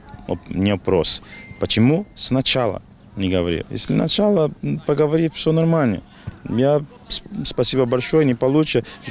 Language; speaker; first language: Russian; non-native, learner; Portuguese